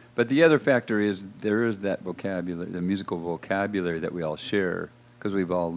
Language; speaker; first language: English; native; English